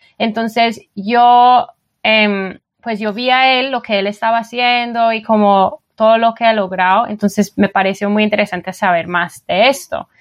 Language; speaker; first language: Spanish; non-native, fluent; English